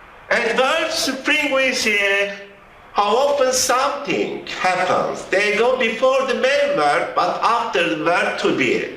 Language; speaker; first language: English; non-native, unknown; Turkish